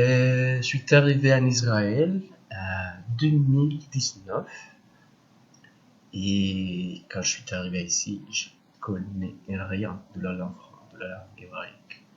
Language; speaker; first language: French; non-native, learner; Spanish